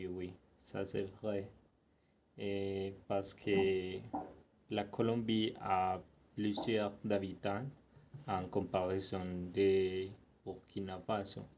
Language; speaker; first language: French; non-native, learner; Spanish